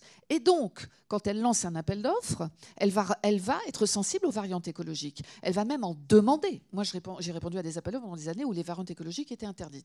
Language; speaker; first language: French; native; French